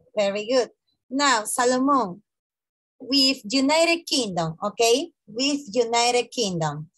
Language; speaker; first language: English; non-native, fluent; Spanish